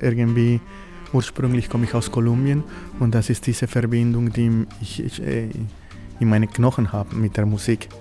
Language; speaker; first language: German; non-native, fluent; Spanish